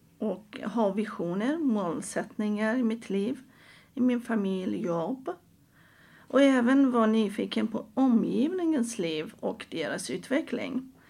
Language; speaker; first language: Swedish; non-native, fluent; Persian